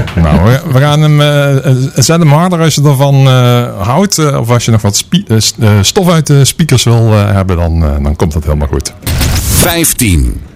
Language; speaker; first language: Dutch; native; Dutch